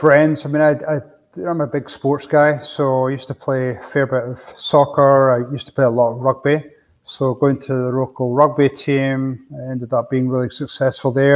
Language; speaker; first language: English; native; English